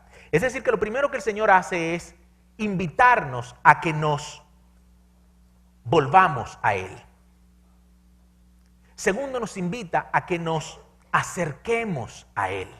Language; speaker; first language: Spanish; native; Spanish